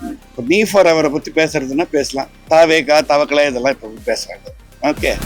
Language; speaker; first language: Tamil; native; Tamil